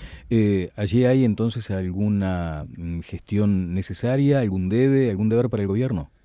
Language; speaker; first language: Spanish; native; Spanish